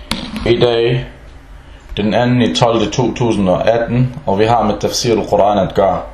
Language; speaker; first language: Danish; early bilingual, other home language; Arabic